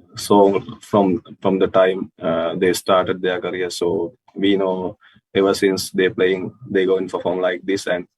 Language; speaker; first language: English; non-native, local second language; Sinhala